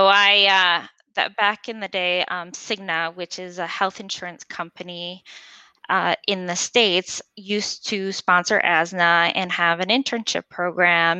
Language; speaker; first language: English; non-native, fluent; French